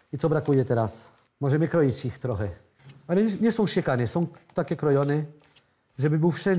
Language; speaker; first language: Polish; non-native, learner; French